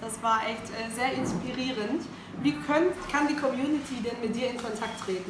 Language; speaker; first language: German; native; German